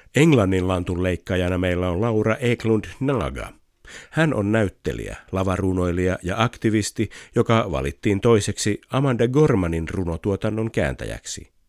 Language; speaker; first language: Finnish; native; Finnish